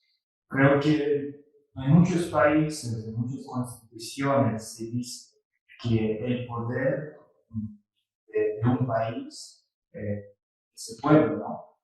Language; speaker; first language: Spanish; non-native, fluent; Russian